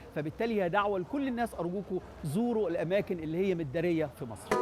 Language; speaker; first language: Egyptian Arabic; native; Egyptian Arabic